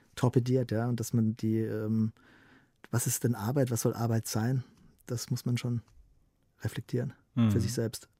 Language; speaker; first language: German; native; German